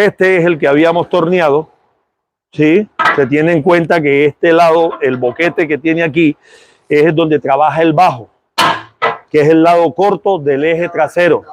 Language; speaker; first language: Spanish; native; Spanish